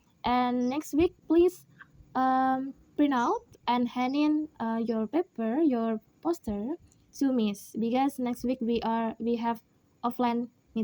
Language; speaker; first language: English; non-native, learner; Indonesian